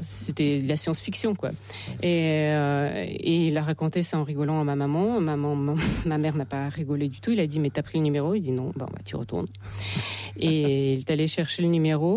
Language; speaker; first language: French; non-native, fluent; Russian